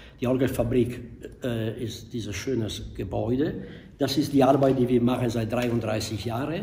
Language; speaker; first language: German; non-native, fluent; Italian